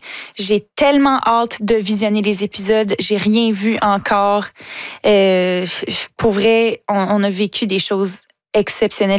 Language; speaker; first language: French; native; French